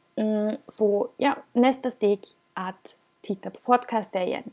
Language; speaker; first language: Swedish; non-native, fluent; German